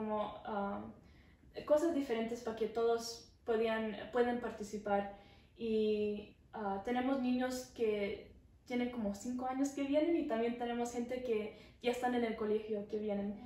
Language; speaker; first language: Spanish; early bilingual, heritage; Spanish